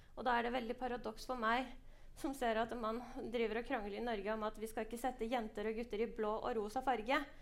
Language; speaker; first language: Norwegian; early bilingual, other home language; Persian